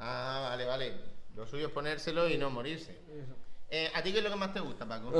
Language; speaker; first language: Spanish; native; Spanish